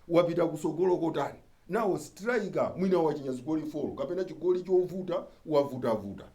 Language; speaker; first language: Nyanja; native; Nyanja